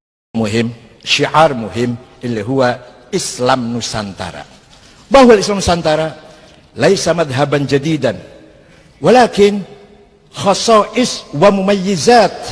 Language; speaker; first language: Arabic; non-native, fluent; Indonesian